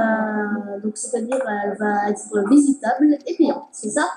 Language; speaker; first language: French; native; French